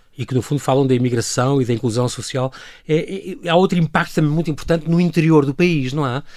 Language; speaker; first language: Portuguese; native; Portuguese